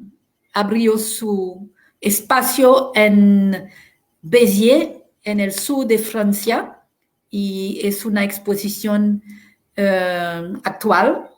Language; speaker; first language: Spanish; non-native, fluent; French